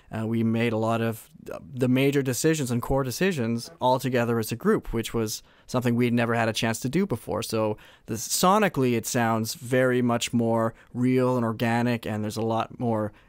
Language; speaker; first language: English; native; English